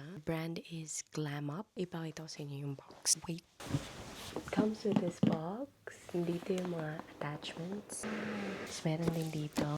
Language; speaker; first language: Filipino; non-native, local second language; Cebuano